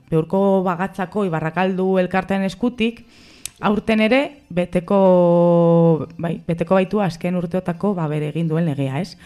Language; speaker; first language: Basque; non-native, local second language; Spanish